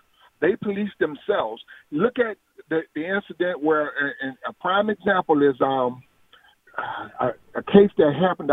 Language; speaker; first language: English; native; English